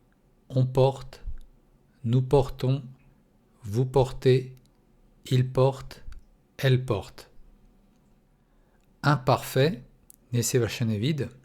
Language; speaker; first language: French; non-native, fluent; Russian